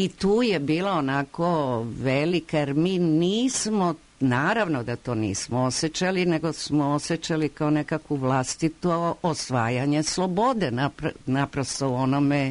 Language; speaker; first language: Croatian; native; Croatian